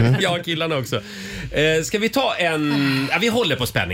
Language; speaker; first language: Swedish; native; Swedish